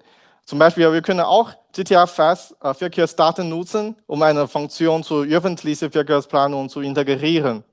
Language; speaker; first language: German; non-native, learner; Chinese